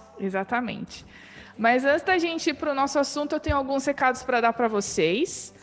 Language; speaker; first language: Portuguese; native; Portuguese